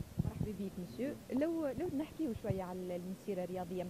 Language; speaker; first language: Arabic; native; Arabic